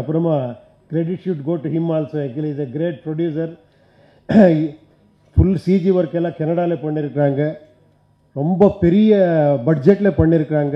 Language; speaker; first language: Tamil; non-native, local second language; Kannada